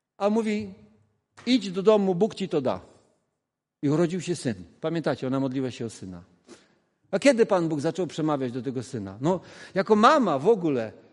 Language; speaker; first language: Polish; non-native, local second language; Kashubian